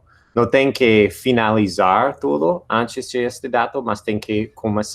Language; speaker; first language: Portuguese; non-native, fluent; English